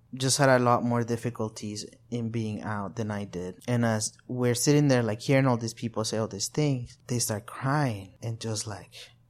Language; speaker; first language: English; non-native, fluent; Spanish